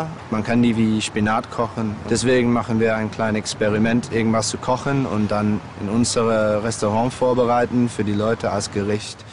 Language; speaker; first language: German; non-native, learner; English